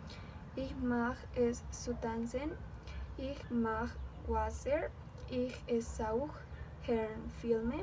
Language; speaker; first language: German; non-native, learner; Spanish